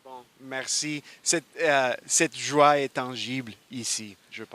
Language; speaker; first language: French; non-native, fluent; English